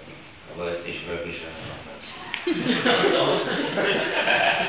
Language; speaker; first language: German; non-native, learner; English